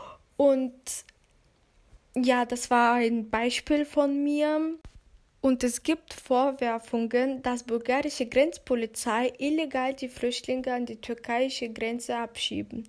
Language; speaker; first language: German; non-native, fluent; Turkish